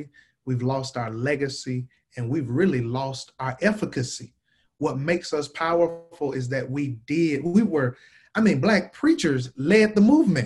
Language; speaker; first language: English; native; English